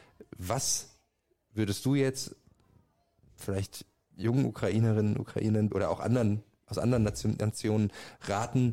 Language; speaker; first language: German; native; German